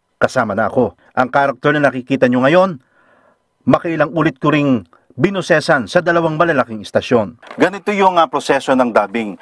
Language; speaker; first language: Filipino; native; Filipino